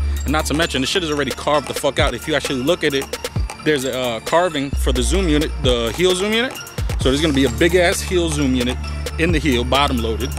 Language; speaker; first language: English; native; English